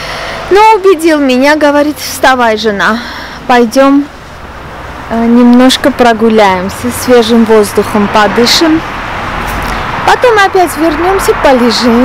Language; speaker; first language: Russian; non-native, fluent; Armenian